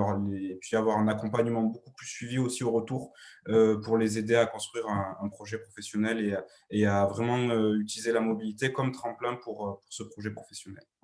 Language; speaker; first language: French; native; French